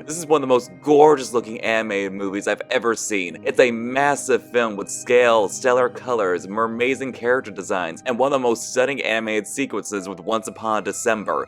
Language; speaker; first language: English; native; English